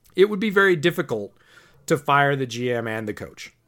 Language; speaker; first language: English; native; English